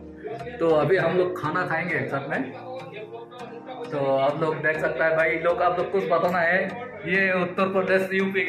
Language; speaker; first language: Hindi; non-native, local second language; Assamese